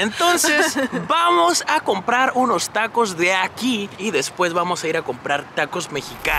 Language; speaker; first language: Spanish; native; Spanish